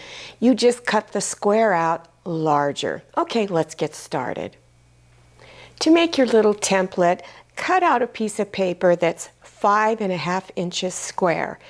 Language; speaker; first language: English; native; English